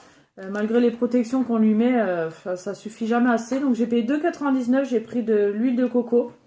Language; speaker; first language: French; native; French